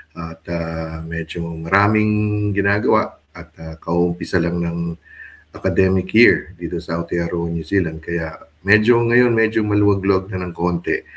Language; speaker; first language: Filipino; native; Filipino